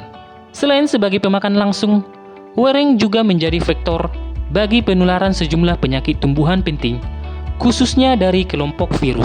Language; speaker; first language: Indonesian; native; Indonesian